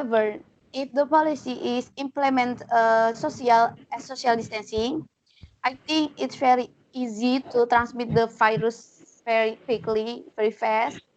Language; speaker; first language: English; non-native, learner; Indonesian